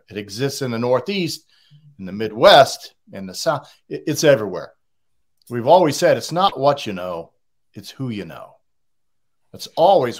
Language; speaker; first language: English; native; English